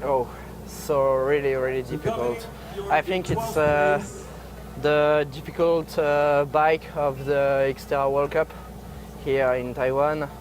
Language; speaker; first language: English; non-native, fluent; French